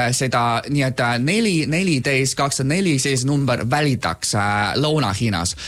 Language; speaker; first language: Estonian; non-native, fluent; Chinese